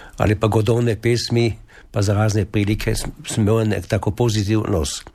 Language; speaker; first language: Slovenian; native; Slovenian